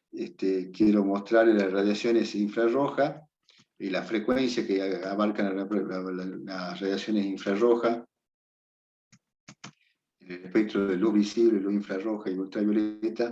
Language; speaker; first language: Spanish; native; Spanish